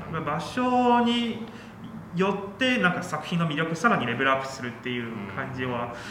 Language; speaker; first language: Japanese; non-native, fluent; Chinese